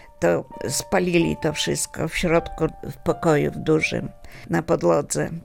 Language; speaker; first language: Polish; native; Polish